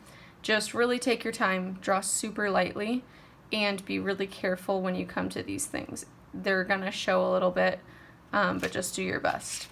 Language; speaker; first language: English; native; English